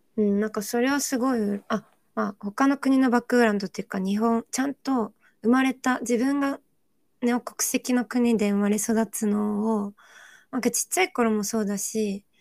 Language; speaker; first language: Japanese; early bilingual, other home language; Korean